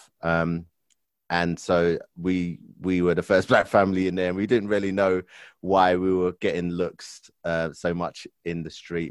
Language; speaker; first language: English; native; English